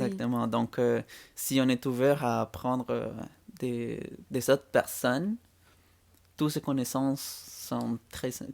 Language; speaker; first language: French; non-native, fluent; Spanish